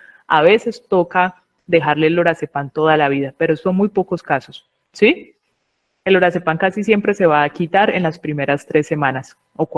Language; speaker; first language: Spanish; native; Spanish